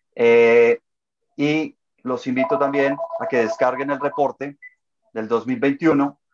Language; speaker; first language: Spanish; native; Spanish